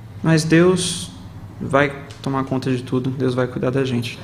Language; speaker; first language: Portuguese; native; Portuguese